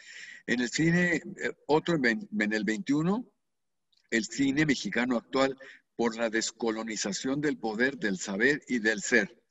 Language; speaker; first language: Spanish; native; Spanish